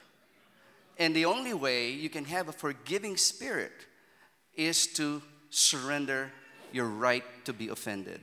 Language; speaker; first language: English; non-native, local second language; Filipino